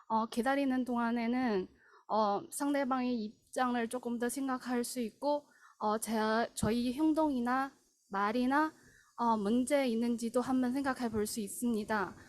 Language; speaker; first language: Korean; non-native, fluent; Chinese